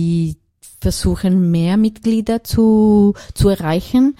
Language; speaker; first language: German; non-native, learner; Italian